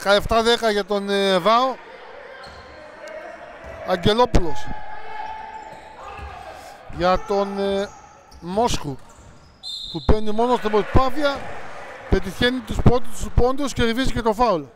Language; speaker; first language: Greek; native; Greek